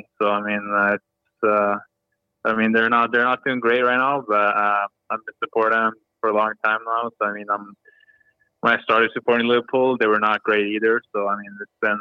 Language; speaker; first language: English; non-native, fluent; Swedish